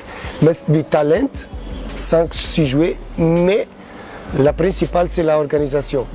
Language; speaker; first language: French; non-native, learner; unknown